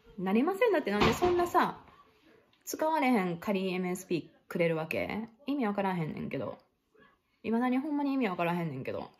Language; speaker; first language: Japanese; native; Japanese